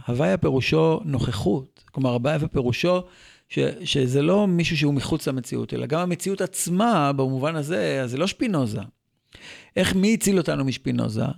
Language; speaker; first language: Hebrew; native; Hebrew